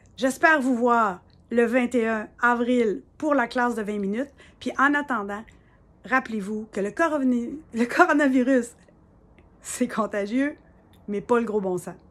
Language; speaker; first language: French; native; French